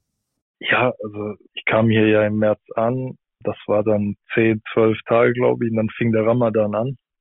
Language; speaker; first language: German; native; German